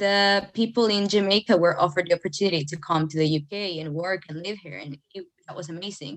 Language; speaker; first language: English; non-native, fluent; Spanish